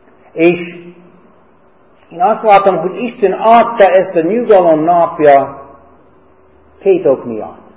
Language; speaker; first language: Hungarian; non-native, learner; English